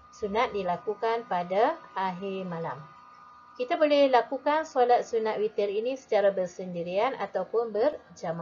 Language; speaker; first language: Malay; native; Malay